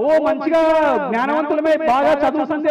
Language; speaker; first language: Telugu; native; Telugu